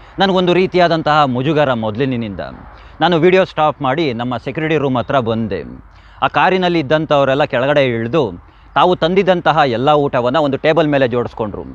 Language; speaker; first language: Kannada; native; Kannada